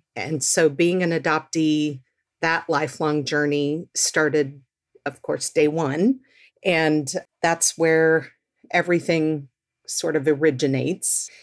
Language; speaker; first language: English; native; English